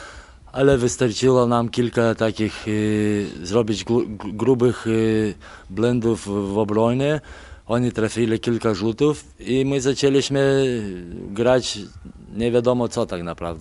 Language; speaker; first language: Polish; non-native, fluent; Lithuanian